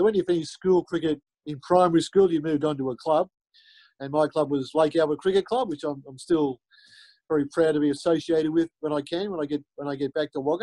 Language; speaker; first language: English; native; English